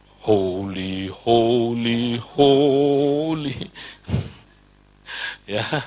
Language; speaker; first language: English; non-native, fluent; Indonesian